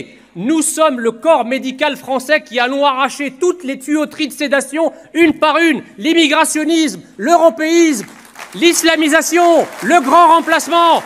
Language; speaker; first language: French; early bilingual, other home language; Arabic